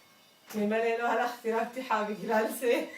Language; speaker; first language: Hebrew; non-native, local second language; Arabic